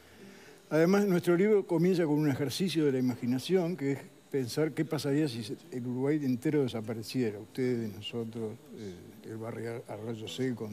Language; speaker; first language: Spanish; native; Spanish